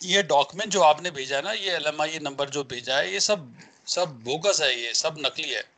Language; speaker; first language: Hindi; native; Hindi